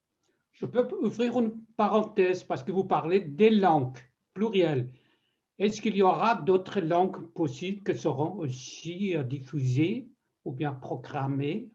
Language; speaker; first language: French; non-native, fluent; Persian